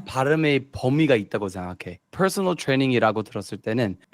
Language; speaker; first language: Korean; non-native, fluent; English